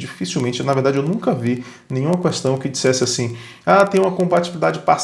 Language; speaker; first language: Portuguese; native; Portuguese